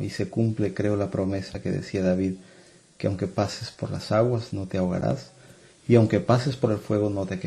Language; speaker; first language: Spanish; native; Spanish